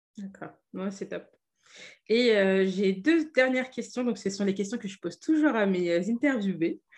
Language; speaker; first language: French; native; French